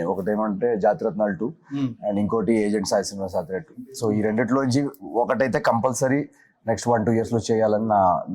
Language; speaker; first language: Telugu; native; Telugu